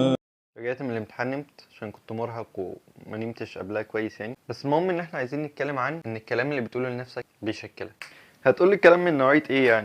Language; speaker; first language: Arabic; native; Arabic